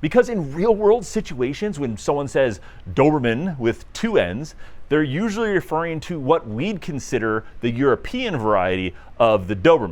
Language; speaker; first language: English; native; English